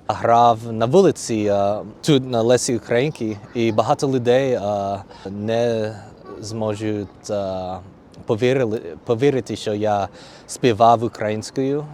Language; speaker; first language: Ukrainian; non-native, learner; English